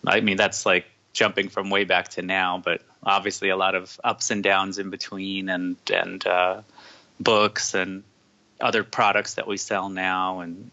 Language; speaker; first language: English; native; English